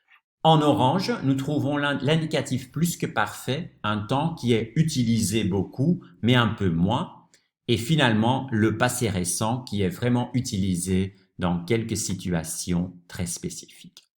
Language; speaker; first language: French; non-native, fluent; Dutch